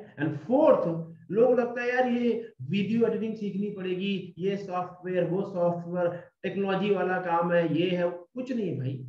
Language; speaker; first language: Hindi; native; Hindi